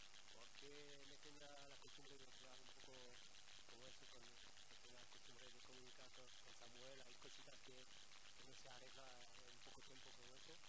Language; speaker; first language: Spanish; non-native, learner; French